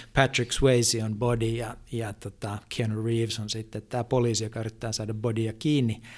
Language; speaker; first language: Finnish; native; Finnish